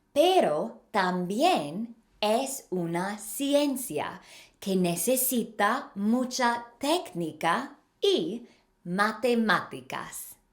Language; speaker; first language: Spanish; non-native, fluent; English